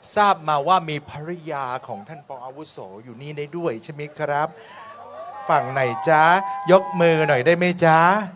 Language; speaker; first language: Thai; native; Thai